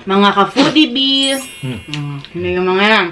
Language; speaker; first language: Filipino; native; Filipino